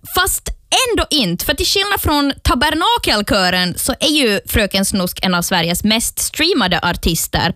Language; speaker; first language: Swedish; native; Swedish